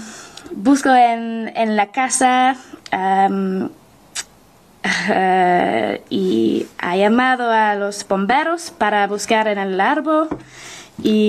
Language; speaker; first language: Spanish; non-native, learner; English